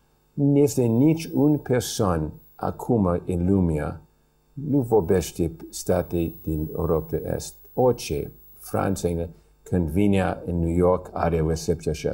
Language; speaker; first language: Romanian; early bilingual, heritage; English